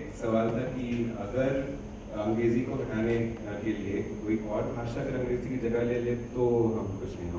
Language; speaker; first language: Hindi; native; Hindi